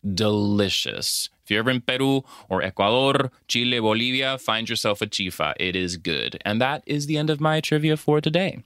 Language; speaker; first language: English; native; English